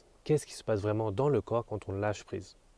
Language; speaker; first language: French; native; French